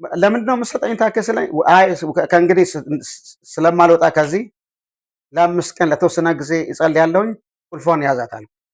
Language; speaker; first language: Amharic; non-native, local second language; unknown